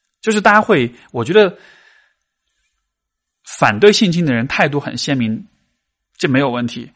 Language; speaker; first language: Chinese; native; Chinese